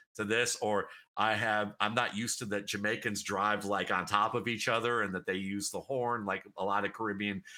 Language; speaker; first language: English; native; English